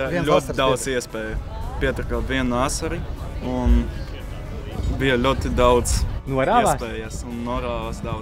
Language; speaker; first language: Latvian; non-native, local second language; Russian